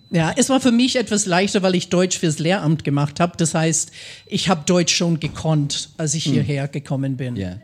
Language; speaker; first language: German; non-native, fluent; English